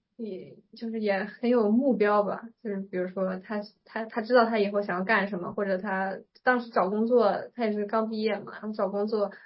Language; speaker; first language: Chinese; native; Chinese